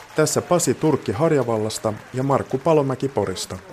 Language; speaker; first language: Finnish; native; Finnish